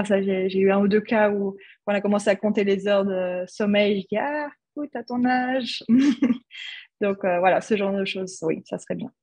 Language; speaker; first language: French; non-native, fluent; German